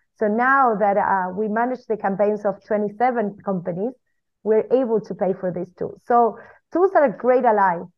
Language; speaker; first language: English; non-native, fluent; Spanish